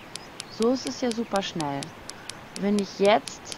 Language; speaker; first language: German; native; German